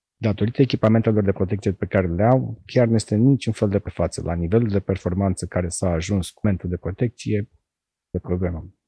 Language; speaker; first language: Romanian; native; Romanian